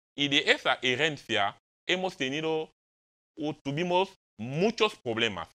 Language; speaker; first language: Spanish; non-native, fluent; French